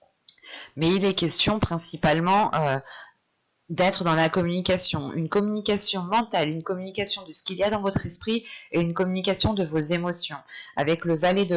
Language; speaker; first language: French; native; French